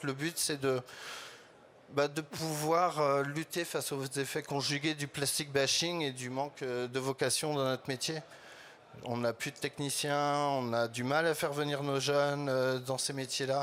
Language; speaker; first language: French; native; French